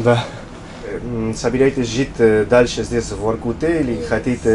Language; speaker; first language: Russian; non-native, fluent; Spanish